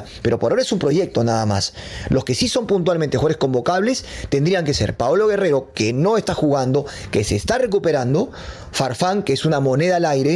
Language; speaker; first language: Spanish; native; Spanish